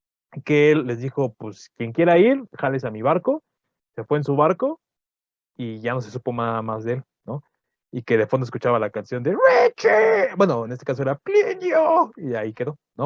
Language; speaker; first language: Spanish; native; Spanish